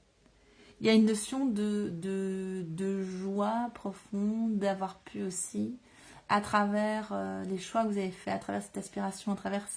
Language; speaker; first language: French; native; French